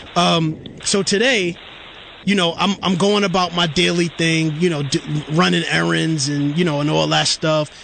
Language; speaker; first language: English; native; English